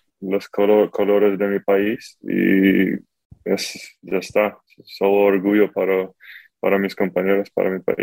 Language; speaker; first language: Spanish; non-native, learner; Ukrainian